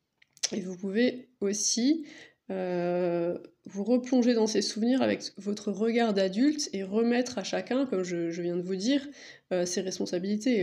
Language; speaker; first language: French; native; French